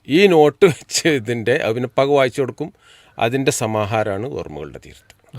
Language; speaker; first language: Malayalam; native; Malayalam